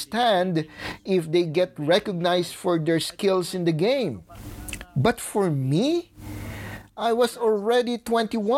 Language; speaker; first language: English; non-native, local second language; Filipino